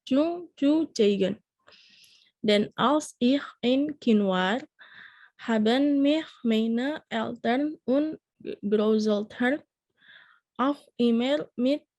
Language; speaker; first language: German; non-native, learner; Indonesian